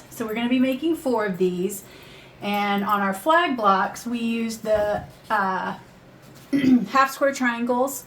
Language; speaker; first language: English; native; English